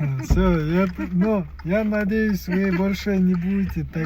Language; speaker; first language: Russian; non-native, learner; Kyrgyz